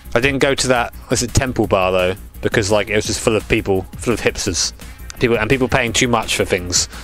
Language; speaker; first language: English; native; English